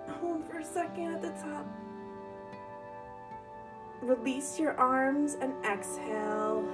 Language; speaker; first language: English; native; English